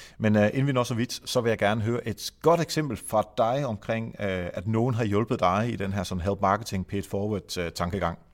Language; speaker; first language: Danish; non-native, fluent; Dutch